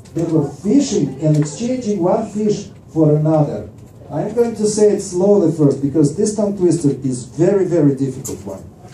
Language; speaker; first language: English; non-native, fluent; Russian